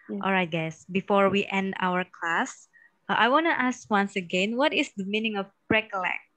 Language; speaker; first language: English; non-native, fluent; Indonesian